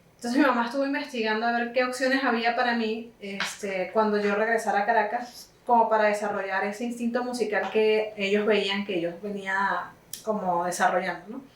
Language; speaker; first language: Spanish; native; Spanish